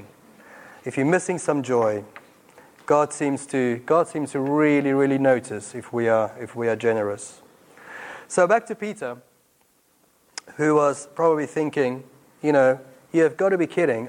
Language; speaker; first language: English; non-native, local second language; Afrikaans